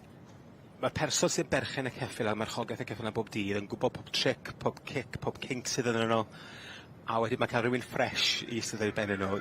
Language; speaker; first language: Welsh; native; Welsh